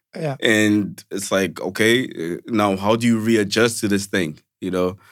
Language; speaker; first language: English; non-native, fluent; Portuguese